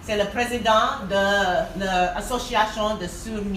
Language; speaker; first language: French; non-native, learner; English